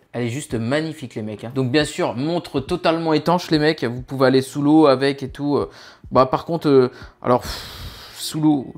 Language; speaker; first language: French; native; French